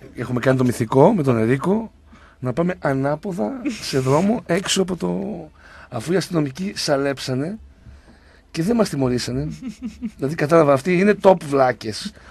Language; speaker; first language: Greek; native; Greek